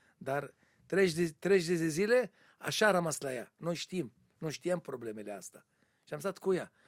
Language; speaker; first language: Romanian; non-native, learner; Hebrew